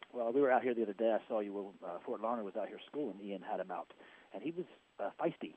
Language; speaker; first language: English; native; English